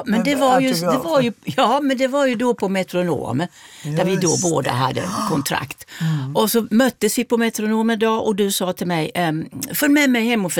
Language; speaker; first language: Swedish; native; Swedish